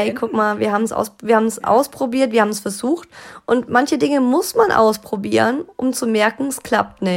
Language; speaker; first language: German; native; German